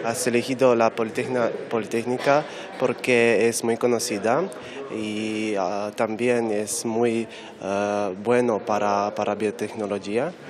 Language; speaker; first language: Spanish; non-native, learner; Portuguese